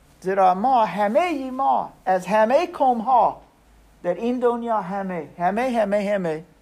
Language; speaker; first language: Persian; non-native, learner; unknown